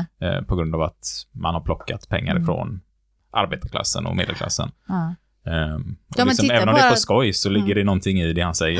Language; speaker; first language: Swedish; native; Swedish